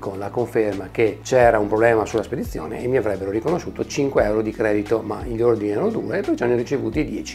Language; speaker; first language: Italian; native; Italian